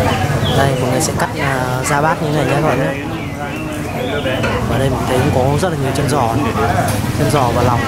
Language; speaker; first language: Vietnamese; native; Vietnamese